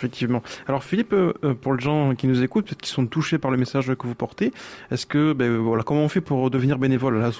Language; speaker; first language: French; native; French